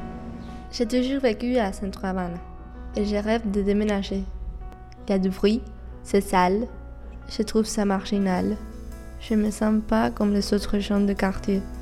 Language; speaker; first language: French; non-native, learner; Spanish